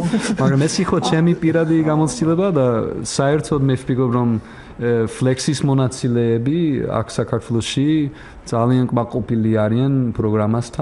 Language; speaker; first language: Georgian; non-native, learner; English